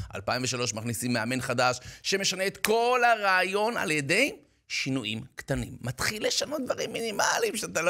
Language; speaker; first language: Hebrew; native; Hebrew